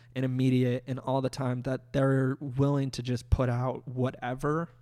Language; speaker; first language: English; native; English